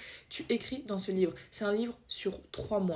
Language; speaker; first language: French; native; French